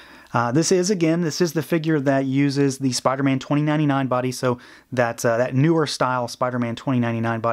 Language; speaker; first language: English; native; English